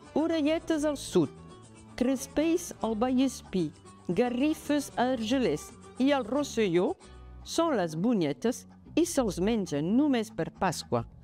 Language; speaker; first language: Catalan; non-native, local second language; French